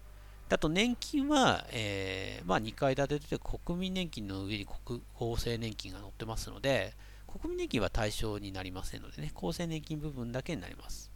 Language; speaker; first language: Japanese; native; Japanese